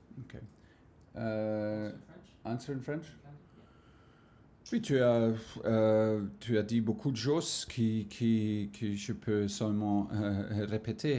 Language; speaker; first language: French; non-native, fluent; German